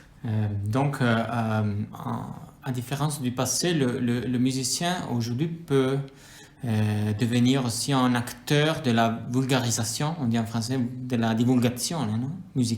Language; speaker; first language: French; non-native, fluent; Italian